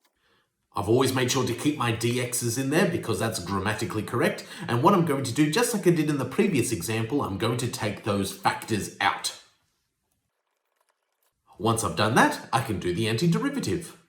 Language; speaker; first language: English; native; English